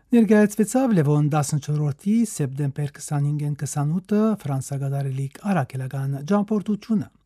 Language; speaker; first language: Armenian; native; Armenian